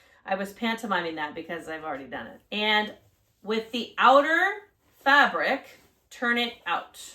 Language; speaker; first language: English; native; English